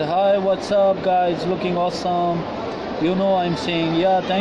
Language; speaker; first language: English; non-native, fluent; Pashto